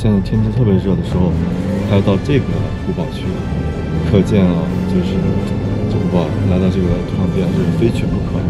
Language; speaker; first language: Chinese; native; Chinese